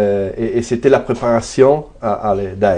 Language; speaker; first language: French; non-native, fluent; Italian